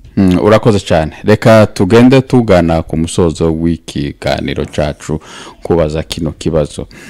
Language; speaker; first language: Kinyarwanda; native; Kinyarwanda